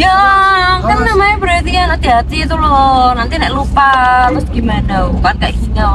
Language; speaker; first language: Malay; non-native, local second language; Javanese